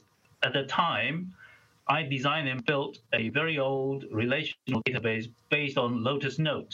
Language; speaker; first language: English; non-native, local second language; Chinese